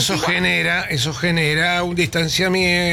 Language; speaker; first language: Spanish; native; Spanish